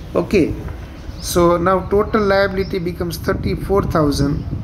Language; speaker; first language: English; non-native, local second language; Gujarati